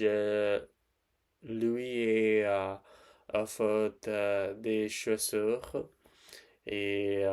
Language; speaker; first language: French; non-native, learner; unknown